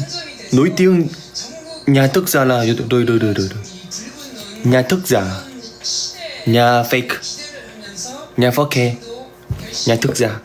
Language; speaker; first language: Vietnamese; non-native, learner; Korean